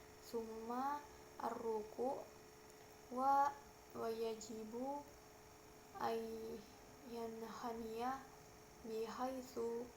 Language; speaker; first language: Arabic; non-native, learner; Indonesian